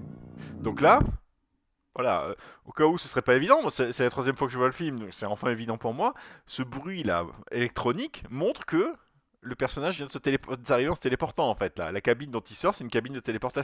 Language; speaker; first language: French; native; French